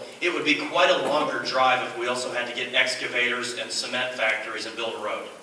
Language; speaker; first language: English; native; English